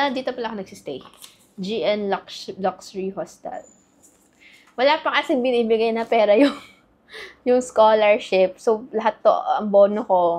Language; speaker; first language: Filipino; native; Filipino